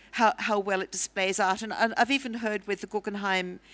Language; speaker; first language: English; native; English